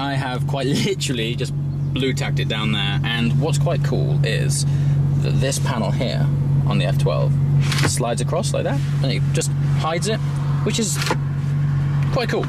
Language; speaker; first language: English; native; English